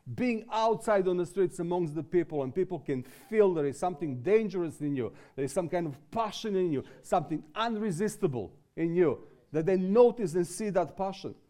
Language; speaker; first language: English; non-native, fluent; Serbian